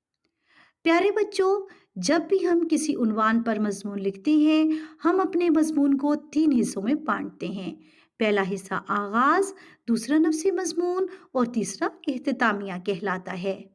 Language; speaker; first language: Urdu; native; Urdu